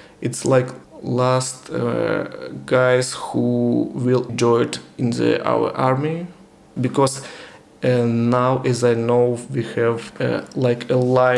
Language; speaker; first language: English; non-native, learner; Ukrainian